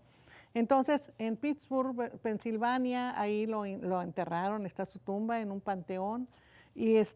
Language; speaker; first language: Spanish; native; Spanish